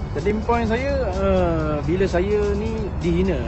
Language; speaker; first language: Malay; native; Malay